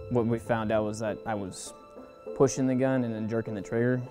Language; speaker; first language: English; native; English